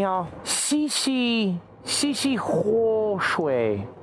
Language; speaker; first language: Chinese; non-native, learner; English